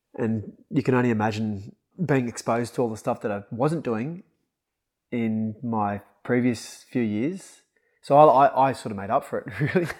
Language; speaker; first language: English; native; English